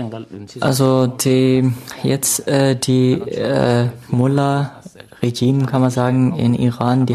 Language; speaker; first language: German; non-native, learner; Persian